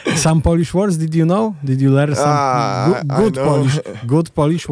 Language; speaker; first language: English; non-native, learner; Polish